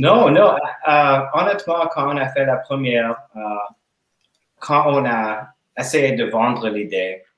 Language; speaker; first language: French; non-native, learner; English